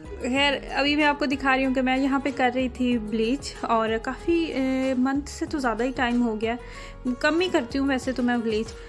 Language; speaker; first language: Urdu; native; Urdu